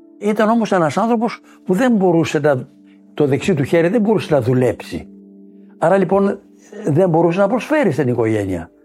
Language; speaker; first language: Greek; native; Greek